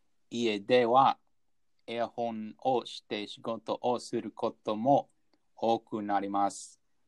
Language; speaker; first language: Japanese; non-native, learner; English